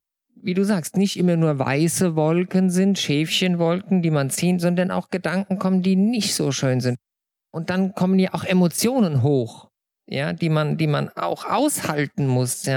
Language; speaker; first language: German; native; German